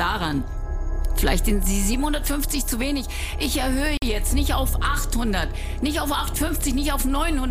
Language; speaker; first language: German; native; German